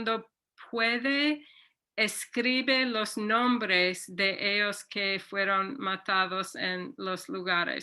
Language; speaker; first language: Spanish; non-native, fluent; English